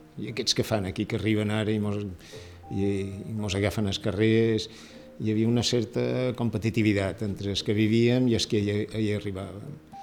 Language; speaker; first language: Catalan; native; Catalan